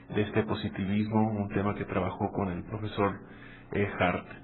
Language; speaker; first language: Spanish; native; Spanish